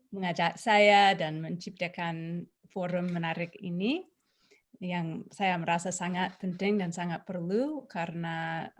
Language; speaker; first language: Indonesian; non-native, fluent; English